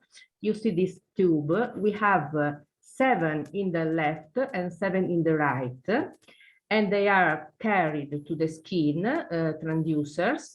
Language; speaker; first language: English; non-native, learner; Italian